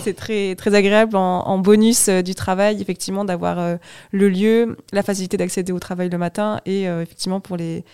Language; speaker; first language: French; native; French